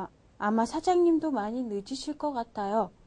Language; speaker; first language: Korean; non-native, fluent; Mongolian